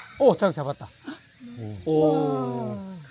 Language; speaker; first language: Korean; native; Korean